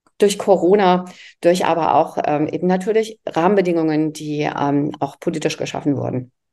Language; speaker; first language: German; early bilingual, other home language; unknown